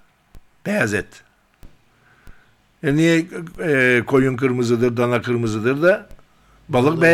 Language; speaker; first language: Turkish; native; Turkish